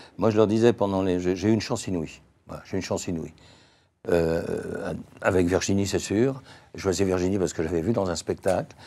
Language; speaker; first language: French; native; French